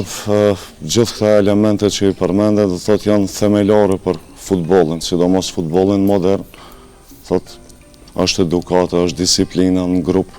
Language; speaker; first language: Albanian; native; Albanian